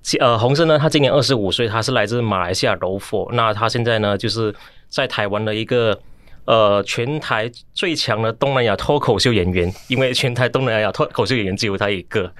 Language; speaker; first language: Chinese; native; Chinese